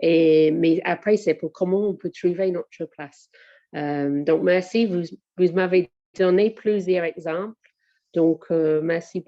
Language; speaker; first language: French; non-native, learner; English